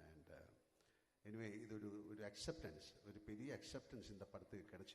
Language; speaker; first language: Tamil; non-native, learner; Malayalam